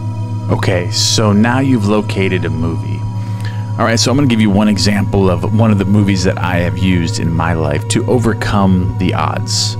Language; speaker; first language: English; native; English